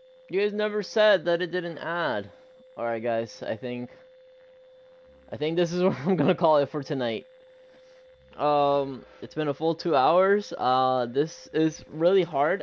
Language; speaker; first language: English; native; English